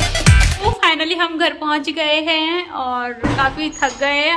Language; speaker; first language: Hindi; native; Hindi